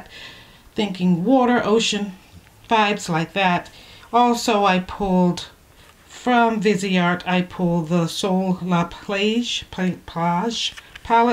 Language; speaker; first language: English; native; English